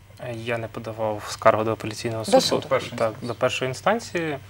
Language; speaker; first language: Ukrainian; native; Ukrainian